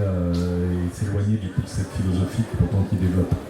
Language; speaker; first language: French; native; French